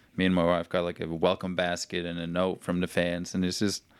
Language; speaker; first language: English; non-native, fluent; Norwegian